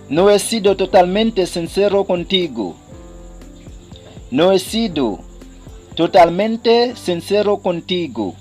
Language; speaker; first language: Spanish; non-native, fluent; Haitian Creole